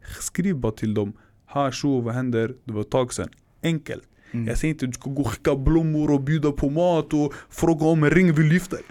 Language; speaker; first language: Swedish; early bilingual, other home language; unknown